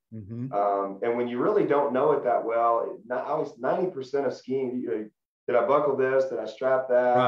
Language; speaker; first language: English; native; English